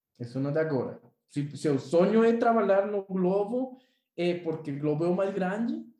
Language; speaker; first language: Portuguese; non-native, learner; Spanish